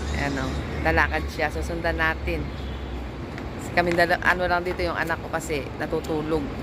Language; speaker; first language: Filipino; non-native, local second language; Pampanga